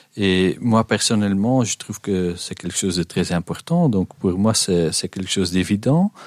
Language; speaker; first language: French; non-native, local second language; Dutch